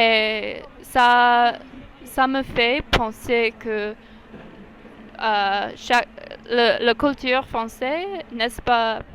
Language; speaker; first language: French; non-native, learner; English